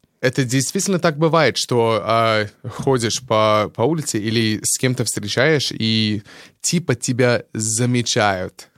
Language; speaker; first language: Russian; non-native, fluent; English